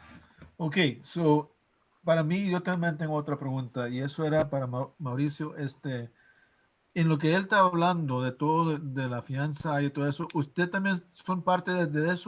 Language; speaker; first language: Spanish; early bilingual, heritage; English